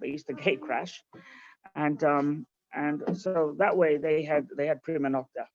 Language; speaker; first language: English; native; English